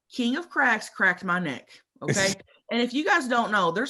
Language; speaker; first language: English; native; English